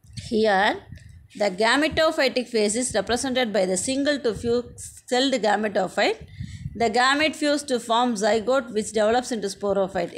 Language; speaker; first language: English; non-native, local second language; Tamil